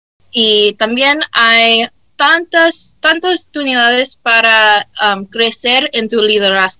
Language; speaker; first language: Spanish; early bilingual, heritage; Spanish